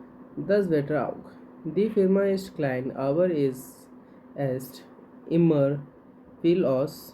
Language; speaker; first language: German; non-native, learner; Hindi